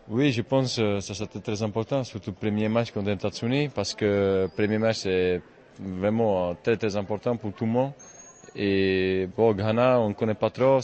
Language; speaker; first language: French; non-native, fluent; Czech